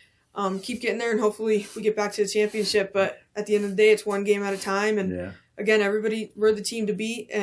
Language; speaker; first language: English; native; English